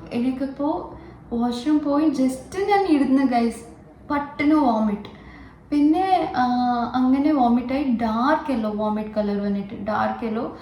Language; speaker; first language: Malayalam; native; Malayalam